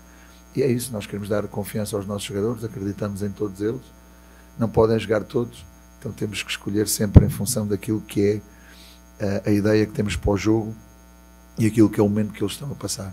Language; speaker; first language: Portuguese; native; Portuguese